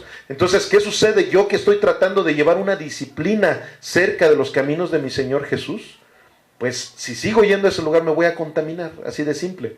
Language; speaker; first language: Spanish; native; Spanish